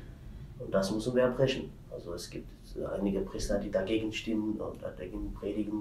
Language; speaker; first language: German; non-native, fluent; Tigrinya